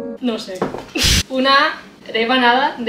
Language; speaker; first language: Spanish; non-native, learner; English